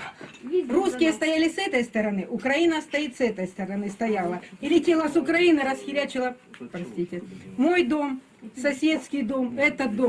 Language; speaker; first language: Russian; native; Russian